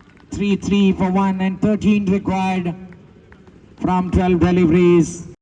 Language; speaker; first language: English; non-native, local second language; Malayalam